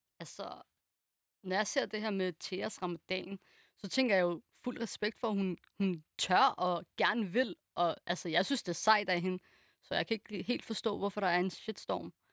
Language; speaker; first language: Danish; early bilingual, other home language; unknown